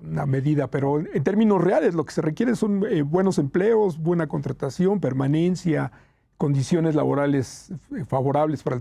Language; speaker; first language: Spanish; native; Spanish